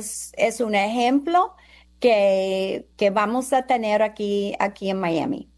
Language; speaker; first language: Spanish; non-native, fluent; English